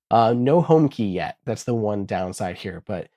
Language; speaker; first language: English; native; English